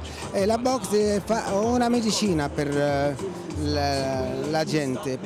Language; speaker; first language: Italian; non-native, fluent; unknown